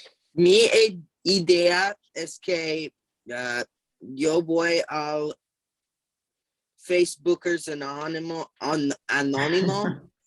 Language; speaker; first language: Spanish; non-native, fluent; English